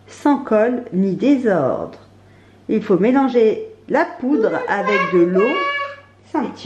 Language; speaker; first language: French; native; French